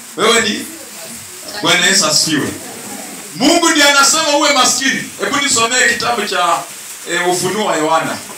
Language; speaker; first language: Swahili; non-native, local second language; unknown